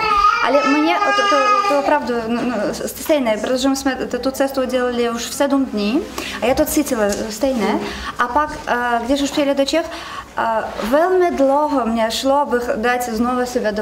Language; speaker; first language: Czech; non-native, learner; Russian